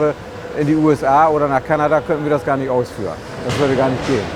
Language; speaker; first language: German; native; German